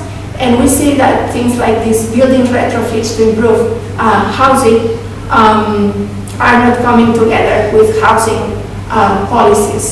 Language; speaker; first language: English; non-native, fluent; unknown